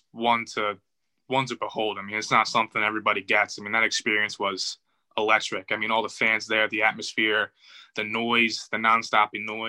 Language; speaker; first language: English; native; English